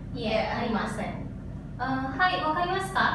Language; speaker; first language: Japanese; non-native, learner; Indonesian